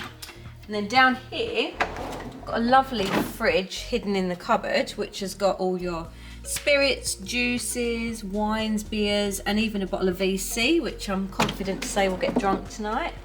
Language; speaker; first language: English; native; English